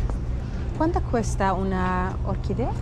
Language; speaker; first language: Spanish; non-native, learner; Turkish